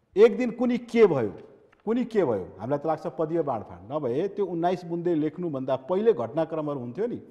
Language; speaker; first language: Nepali; non-native, local second language; Maithili